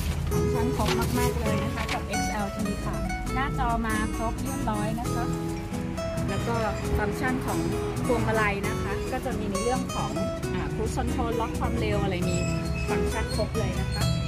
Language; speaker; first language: Thai; native; Thai